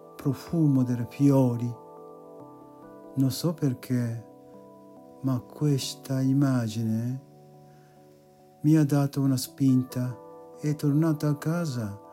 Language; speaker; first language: Italian; non-native, fluent; Japanese